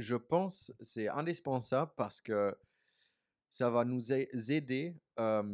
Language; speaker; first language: French; non-native, fluent; German